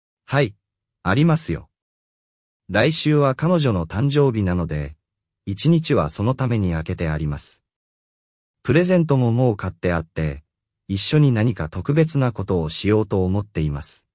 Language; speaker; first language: Japanese; non-native, fluent; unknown